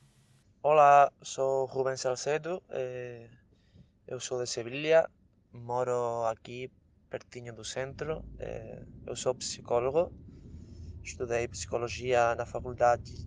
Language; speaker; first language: Portuguese; non-native, fluent; Spanish